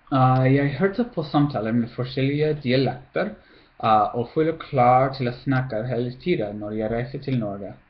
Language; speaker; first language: Norwegian; non-native, learner; English